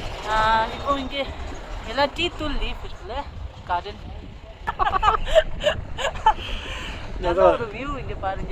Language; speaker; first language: Tamil; non-native, local second language; Tibetan